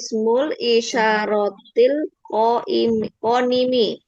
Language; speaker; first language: Arabic; non-native, learner; Indonesian